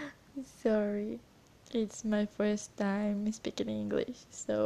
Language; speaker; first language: English; non-native, learner; Portuguese